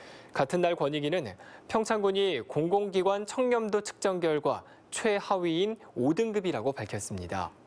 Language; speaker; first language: Korean; native; Korean